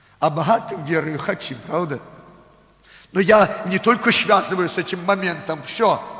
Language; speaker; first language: Russian; non-native, local second language; Belarusian